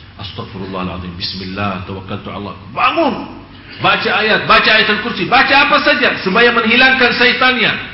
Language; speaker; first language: Indonesian; non-native, fluent; Arabic